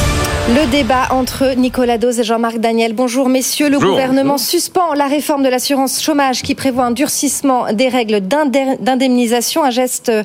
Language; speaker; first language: French; native; French